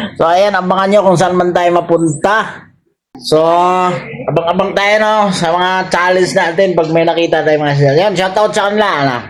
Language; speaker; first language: Filipino; native; Filipino